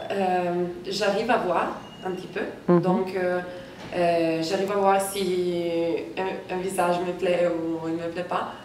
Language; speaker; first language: French; non-native, fluent; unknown